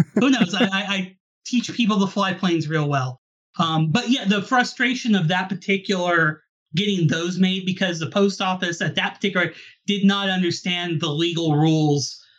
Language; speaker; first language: English; native; English